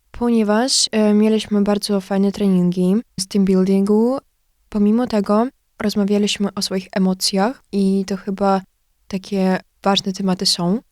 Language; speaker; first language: Polish; non-native, learner; Ukrainian